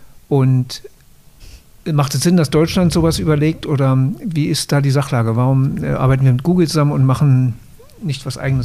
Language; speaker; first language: German; native; German